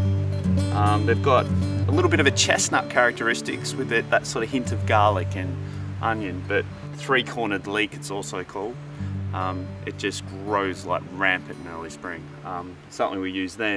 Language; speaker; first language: English; native; English